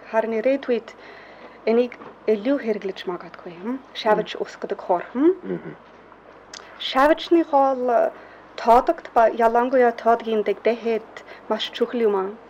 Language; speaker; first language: Mongolian; non-native, fluent; English